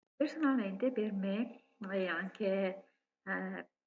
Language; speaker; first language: Italian; non-native, learner; Georgian